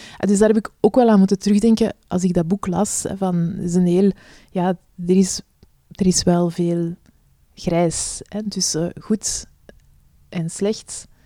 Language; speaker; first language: Dutch; native; Dutch